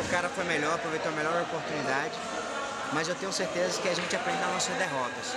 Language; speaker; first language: Portuguese; native; Portuguese